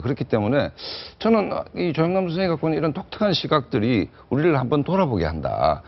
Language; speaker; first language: Korean; native; Korean